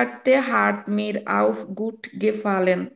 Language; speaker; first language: German; non-native, learner; Bangla